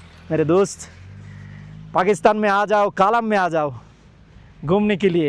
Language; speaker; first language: Hindi; non-native, learner; Bangla